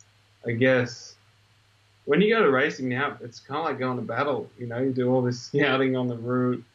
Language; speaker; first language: English; native; English